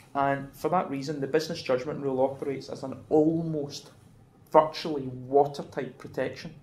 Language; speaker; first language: English; native; English